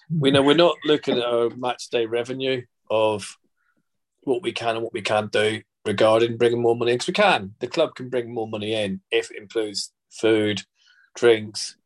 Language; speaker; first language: English; native; English